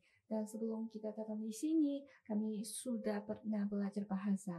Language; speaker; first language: Indonesian; non-native, learner; Chinese